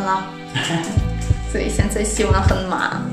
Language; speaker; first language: Chinese; non-native, fluent; Russian